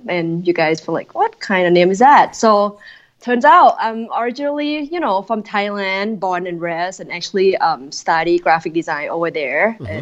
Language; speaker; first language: English; non-native, fluent; Thai